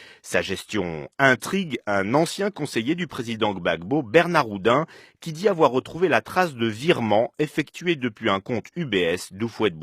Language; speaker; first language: French; native; French